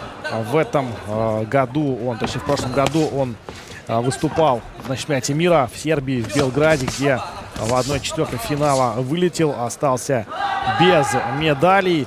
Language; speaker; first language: Russian; native; Russian